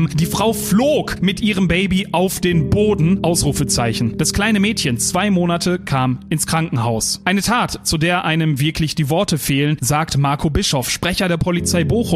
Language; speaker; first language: German; native; German